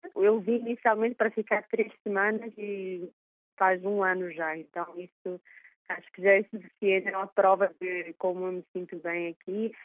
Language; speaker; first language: Portuguese; native; Portuguese